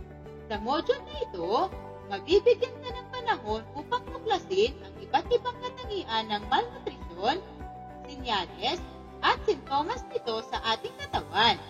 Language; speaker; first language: Filipino; native; Filipino